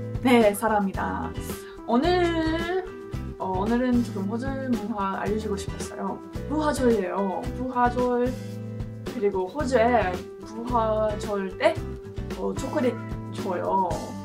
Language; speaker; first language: Korean; non-native, learner; English